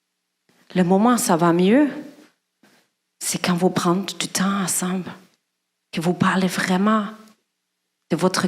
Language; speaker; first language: French; non-native, fluent; German